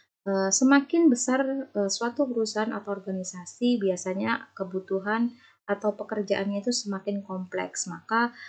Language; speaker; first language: Indonesian; native; Indonesian